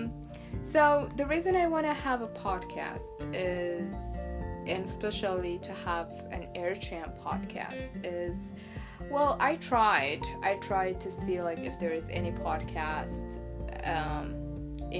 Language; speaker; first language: English; non-native, fluent; Tigrinya